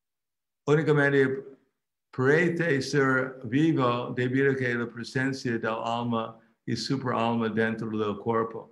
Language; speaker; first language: Spanish; non-native, fluent; English